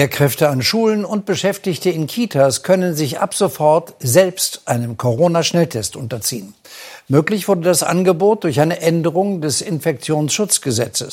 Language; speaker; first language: German; native; German